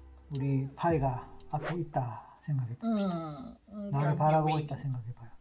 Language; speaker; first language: Korean; native; Korean